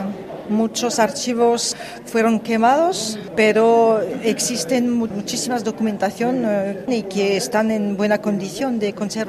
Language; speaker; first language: Spanish; early bilingual, heritage; French